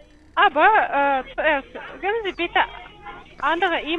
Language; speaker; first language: German; non-native, learner; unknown